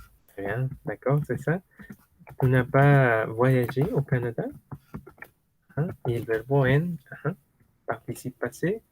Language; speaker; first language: French; non-native, fluent; Spanish